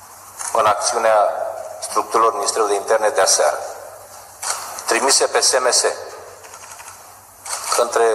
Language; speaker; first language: Romanian; native; Romanian